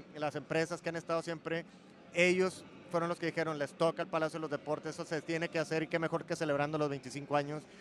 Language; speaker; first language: Spanish; native; Spanish